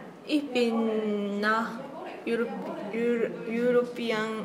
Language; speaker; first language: German; non-native, learner; Japanese